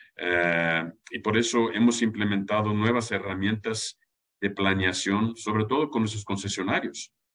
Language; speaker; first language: Spanish; non-native, fluent; German